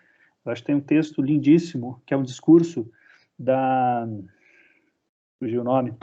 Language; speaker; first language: Portuguese; native; Portuguese